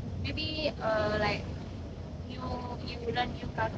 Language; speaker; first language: English; non-native, learner; Indonesian